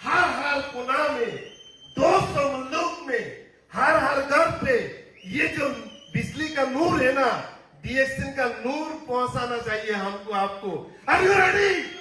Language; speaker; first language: Hindi; non-native, learner; Bangla